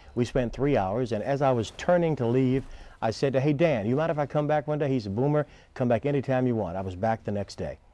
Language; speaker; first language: English; native; English